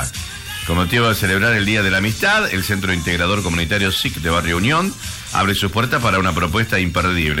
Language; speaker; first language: Spanish; native; Spanish